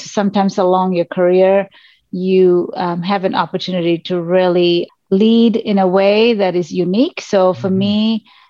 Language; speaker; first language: English; non-native, local second language; Tamil